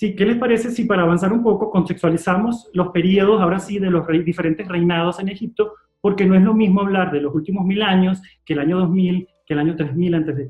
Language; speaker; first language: Spanish; native; Spanish